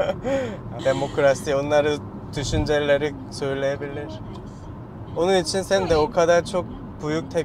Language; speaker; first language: Turkish; non-native, learner; Korean